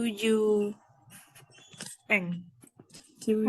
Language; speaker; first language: Japanese; non-native, learner; Indonesian